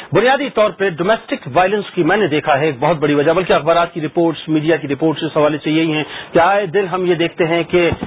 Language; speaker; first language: Urdu; native; Urdu